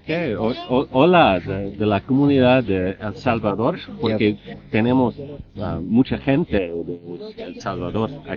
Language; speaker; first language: Spanish; non-native, fluent; English